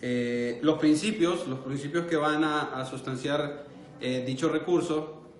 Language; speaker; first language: Spanish; native; Spanish